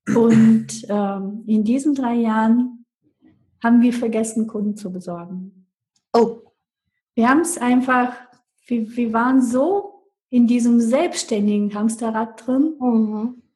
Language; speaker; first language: German; non-native, fluent; Russian